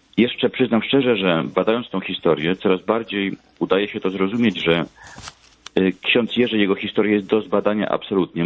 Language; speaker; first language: Polish; native; Polish